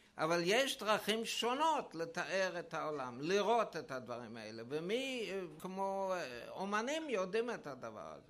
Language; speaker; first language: Hebrew; non-native, fluent; English